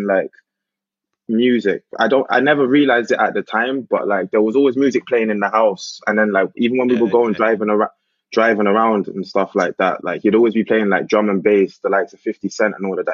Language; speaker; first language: English; native; English